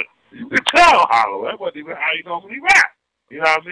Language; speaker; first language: English; native; English